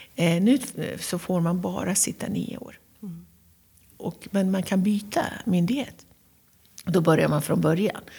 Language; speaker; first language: Swedish; non-native, fluent; Persian